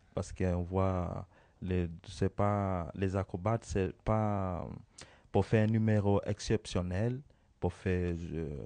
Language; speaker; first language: French; non-native, learner; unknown